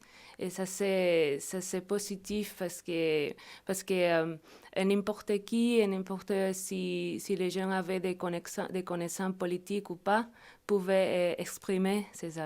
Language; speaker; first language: French; non-native, fluent; Spanish